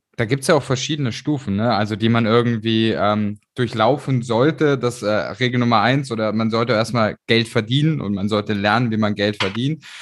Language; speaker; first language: German; native; German